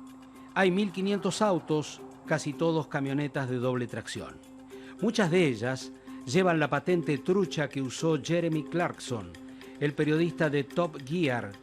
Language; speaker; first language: Spanish; native; Spanish